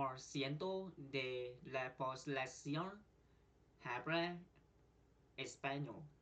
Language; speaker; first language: Spanish; non-native, learner; Vietnamese